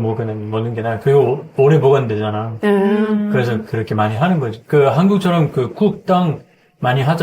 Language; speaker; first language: Korean; non-native, fluent; French